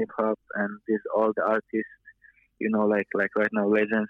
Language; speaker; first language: English; non-native, fluent; Polish